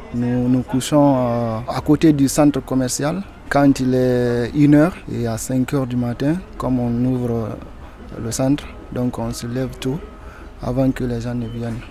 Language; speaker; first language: French; non-native, local second language; Susu